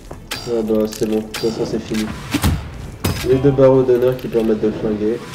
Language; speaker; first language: French; native; French